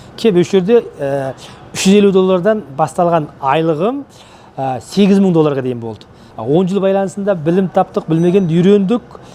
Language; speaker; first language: Kazakh; native; Kazakh